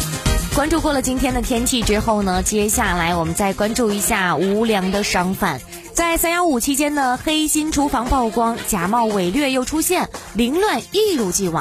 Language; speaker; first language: Chinese; native; Chinese